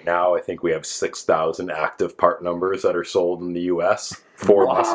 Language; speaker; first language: English; native; English